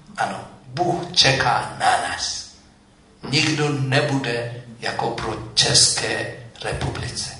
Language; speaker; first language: Czech; non-native, fluent; Amharic